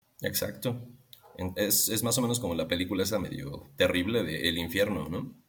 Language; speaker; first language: Spanish; native; Spanish